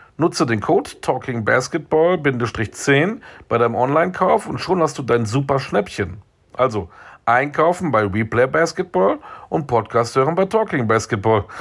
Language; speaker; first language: German; native; German